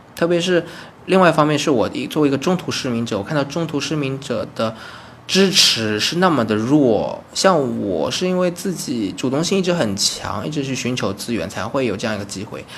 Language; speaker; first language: Chinese; native; Chinese